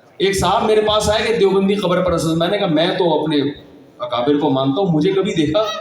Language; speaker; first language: Urdu; native; Urdu